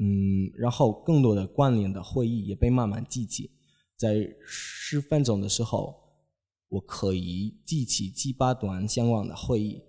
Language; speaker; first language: Chinese; non-native, fluent; Polish